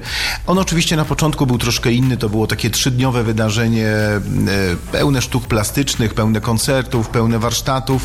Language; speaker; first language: Polish; native; Polish